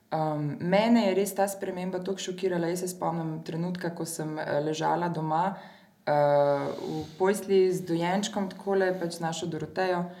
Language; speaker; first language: Slovenian; native; Slovenian